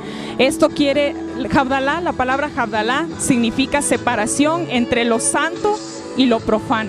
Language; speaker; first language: Spanish; native; Spanish